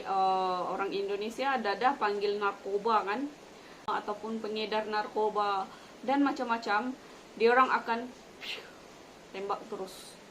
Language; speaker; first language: Indonesian; non-native, local second language; Malay